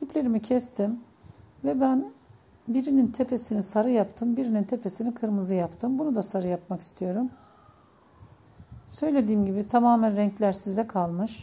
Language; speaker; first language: Turkish; native; Turkish